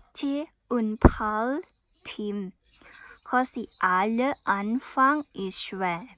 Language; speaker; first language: German; non-native, learner; Thai